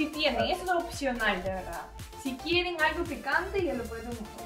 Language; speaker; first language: Spanish; non-native, learner; Russian